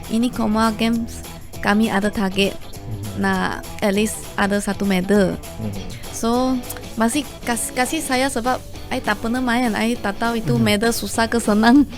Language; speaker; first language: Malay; non-native, local second language; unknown